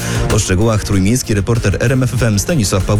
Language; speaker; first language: Polish; native; Polish